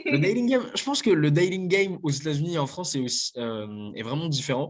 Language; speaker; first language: French; native; French